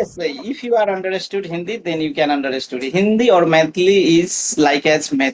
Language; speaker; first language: English; non-native, learner; Maithili